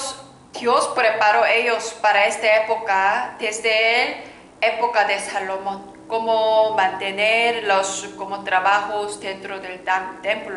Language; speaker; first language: Spanish; non-native, learner; Korean